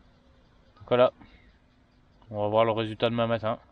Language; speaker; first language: French; native; French